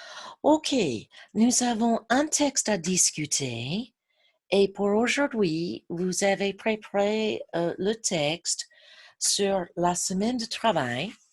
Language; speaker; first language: French; non-native, fluent; English